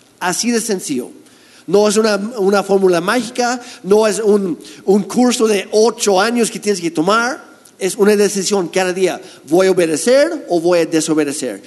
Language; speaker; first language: Spanish; non-native, fluent; English